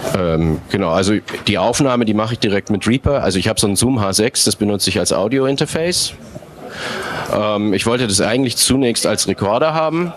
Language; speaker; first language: German; native; German